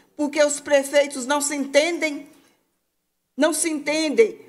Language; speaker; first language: Portuguese; native; Portuguese